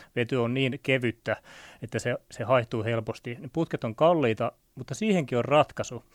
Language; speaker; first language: Finnish; native; Finnish